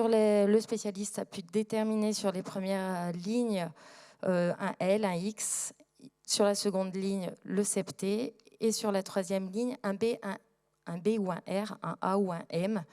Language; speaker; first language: French; native; French